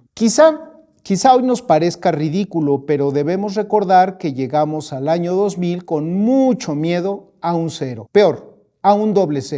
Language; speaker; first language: Spanish; native; Spanish